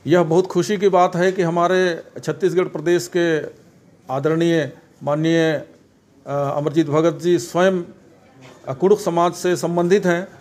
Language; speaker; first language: Hindi; non-native, local second language; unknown